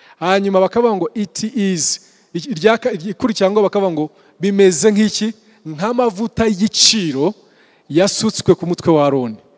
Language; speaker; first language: Kinyarwanda; early bilingual, heritage; Kinyarwanda